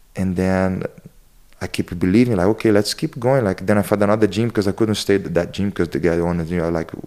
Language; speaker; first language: English; non-native, learner; Portuguese